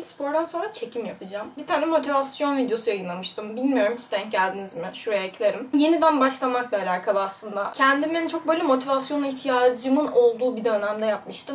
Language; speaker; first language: Turkish; native; Turkish